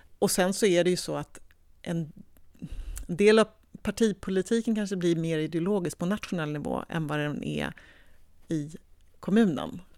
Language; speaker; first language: Swedish; native; Swedish